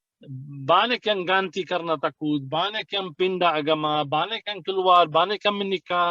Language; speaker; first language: Indonesian; non-native, fluent; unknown